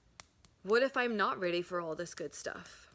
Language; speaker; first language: English; native; English